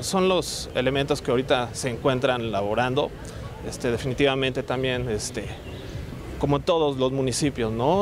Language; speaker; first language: Spanish; native; Spanish